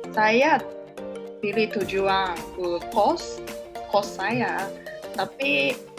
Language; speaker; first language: Indonesian; non-native, learner; Japanese